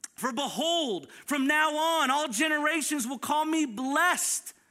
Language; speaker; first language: English; early bilingual, other home language; Filipino